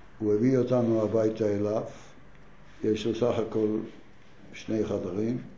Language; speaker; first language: Hebrew; non-native, fluent; Yiddish